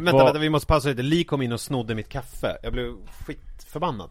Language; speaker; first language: Swedish; native; Swedish